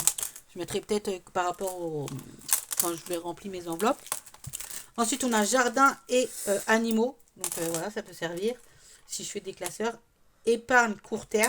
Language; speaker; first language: French; native; French